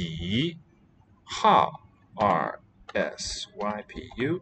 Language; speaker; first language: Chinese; non-native, learner; English